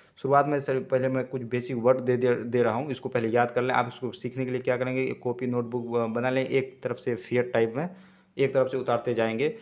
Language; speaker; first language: Hindi; native; Hindi